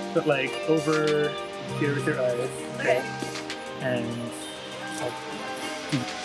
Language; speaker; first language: English; native; English